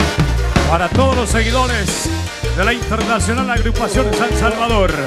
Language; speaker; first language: Spanish; native; Spanish